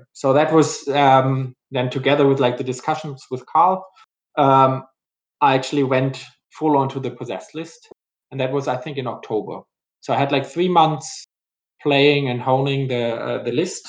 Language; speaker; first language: English; non-native, fluent; German